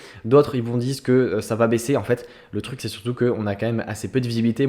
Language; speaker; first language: French; native; French